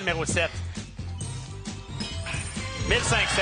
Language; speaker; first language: French; native; French